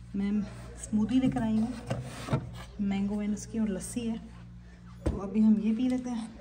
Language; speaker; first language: Urdu; native; Urdu